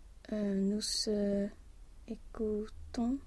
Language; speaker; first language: French; non-native, learner; Swedish